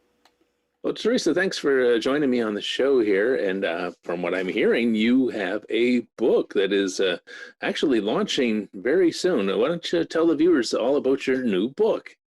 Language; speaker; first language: English; native; English